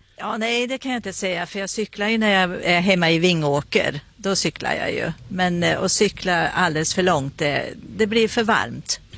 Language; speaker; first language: Swedish; native; Swedish